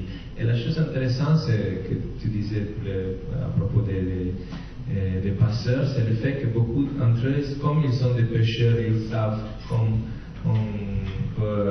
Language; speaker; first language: French; non-native, fluent; Italian